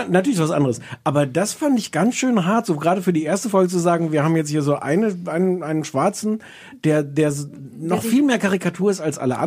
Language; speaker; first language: German; native; German